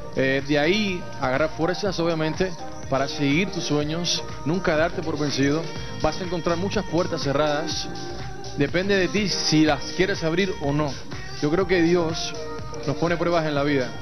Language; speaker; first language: Spanish; native; Spanish